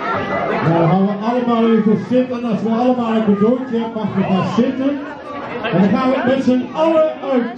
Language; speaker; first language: Dutch; native; Dutch